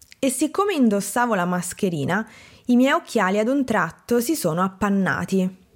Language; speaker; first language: Italian; native; Italian